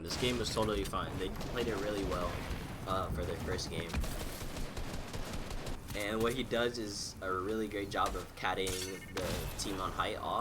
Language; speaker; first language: English; native; English